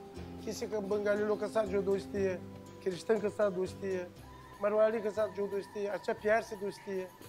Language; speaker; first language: Hindi; non-native, fluent; Pashto